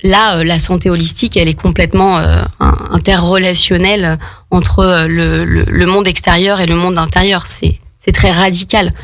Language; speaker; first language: French; native; French